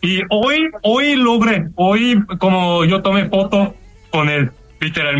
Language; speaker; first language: Spanish; non-native, learner; Korean